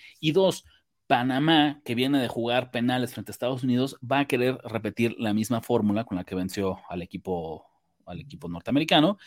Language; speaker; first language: Spanish; native; Spanish